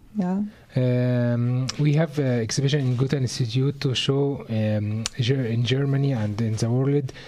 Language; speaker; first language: English; non-native, learner; Arabic